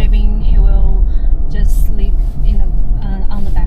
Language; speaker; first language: English; non-native, learner; Chinese